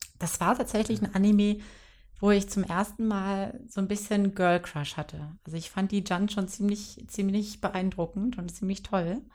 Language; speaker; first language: German; native; German